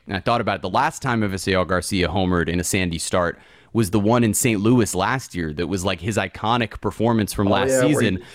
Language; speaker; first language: English; native; English